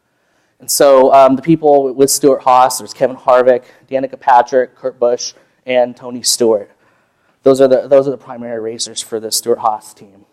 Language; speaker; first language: English; native; English